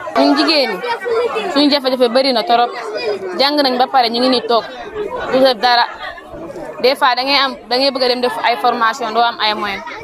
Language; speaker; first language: Wolof; non-native, local second language; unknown